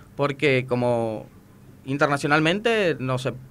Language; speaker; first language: Spanish; native; Spanish